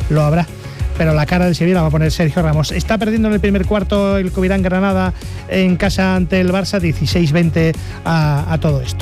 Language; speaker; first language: Spanish; native; Spanish